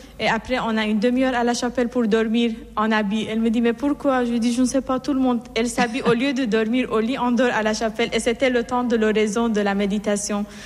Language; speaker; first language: French; non-native, fluent; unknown